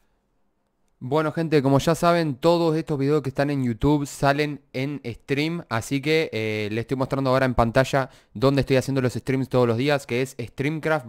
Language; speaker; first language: Spanish; native; Spanish